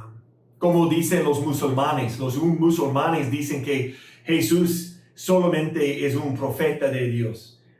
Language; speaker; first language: Spanish; non-native, fluent; English